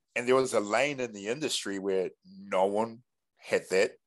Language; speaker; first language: English; native; English